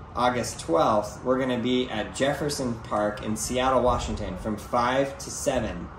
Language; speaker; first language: English; native; English